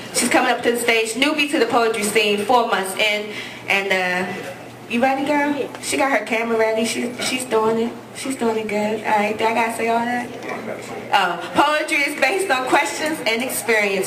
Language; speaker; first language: English; native; English